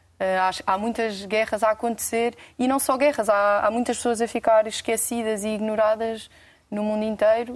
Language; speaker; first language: Portuguese; native; Portuguese